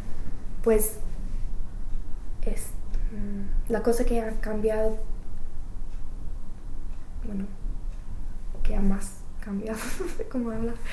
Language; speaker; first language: Spanish; non-native, learner; English